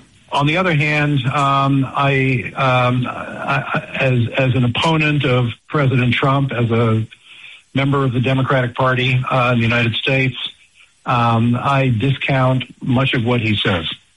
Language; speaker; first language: English; native; English